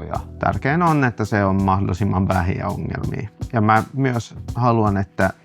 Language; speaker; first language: Finnish; non-native, local second language; Swedish